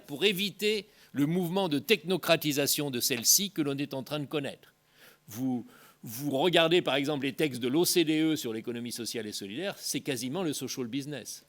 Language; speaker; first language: French; native; French